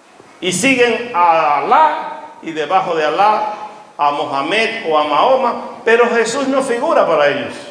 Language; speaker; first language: Spanish; native; Spanish